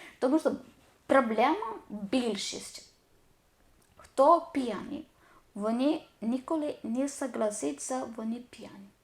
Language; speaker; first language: Ukrainian; non-native, learner; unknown